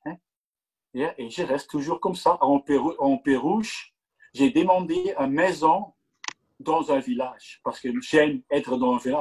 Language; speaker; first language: French; non-native, local second language; Dutch